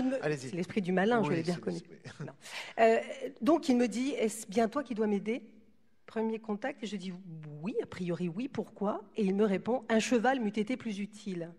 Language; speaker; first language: French; native; French